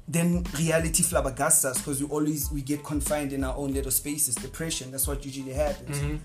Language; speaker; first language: English; non-native, local second language; Northern Sotho